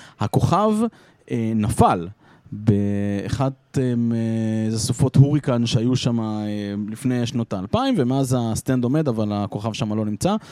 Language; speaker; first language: Hebrew; native; Hebrew